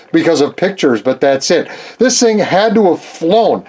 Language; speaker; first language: English; native; English